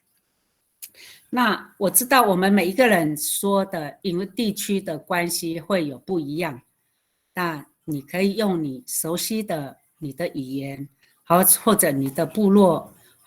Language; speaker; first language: Chinese; non-native, local second language; Amis